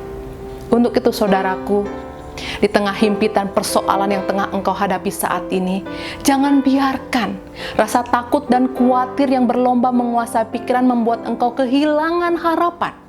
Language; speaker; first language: Indonesian; native; Indonesian